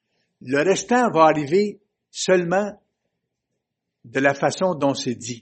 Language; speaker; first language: French; native; French